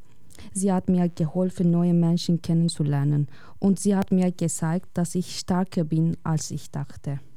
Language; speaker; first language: German; non-native, fluent; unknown